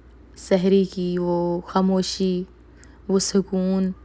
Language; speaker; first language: Urdu; native; Urdu